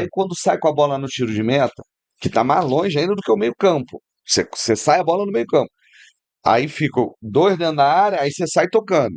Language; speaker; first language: Portuguese; native; Portuguese